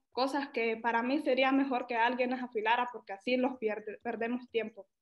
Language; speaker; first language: Spanish; native; Spanish